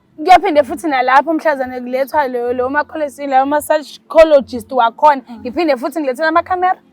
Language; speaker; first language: Zulu; native; Zulu